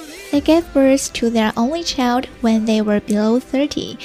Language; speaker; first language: English; non-native, fluent; Chinese